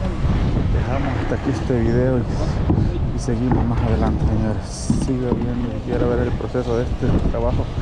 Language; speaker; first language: Spanish; native; Spanish